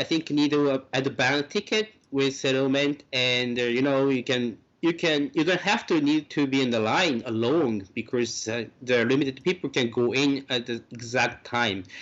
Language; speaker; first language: English; non-native, fluent; Japanese